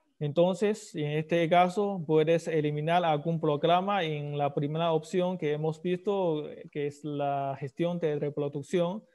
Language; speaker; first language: Spanish; non-native, fluent; Chinese